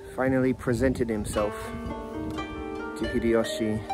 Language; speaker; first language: English; native; English